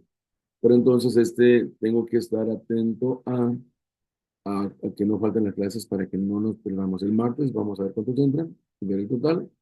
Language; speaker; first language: Spanish; native; Spanish